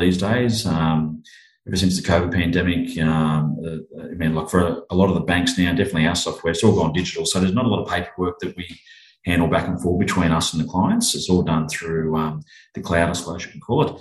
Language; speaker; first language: English; native; English